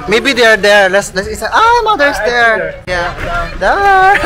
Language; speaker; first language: English; non-native, local second language; Filipino